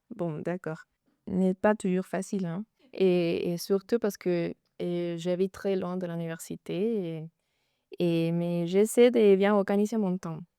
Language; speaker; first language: French; non-native, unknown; Spanish